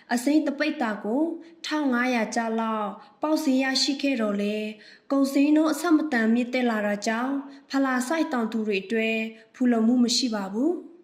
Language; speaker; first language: Burmese; non-native, local second language; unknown